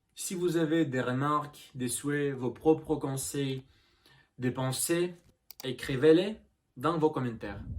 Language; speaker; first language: French; non-native, learner; Russian